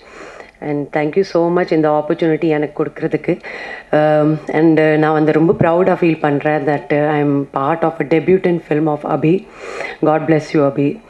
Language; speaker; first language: Tamil; non-native, fluent; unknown